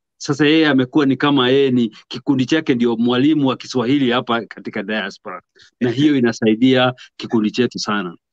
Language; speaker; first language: Swahili; non-native, local second language; Kikuyu